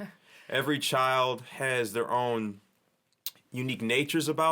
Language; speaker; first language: English; native; English